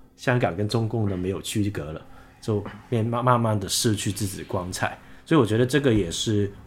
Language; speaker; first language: Chinese; non-native, local second language; Cantonese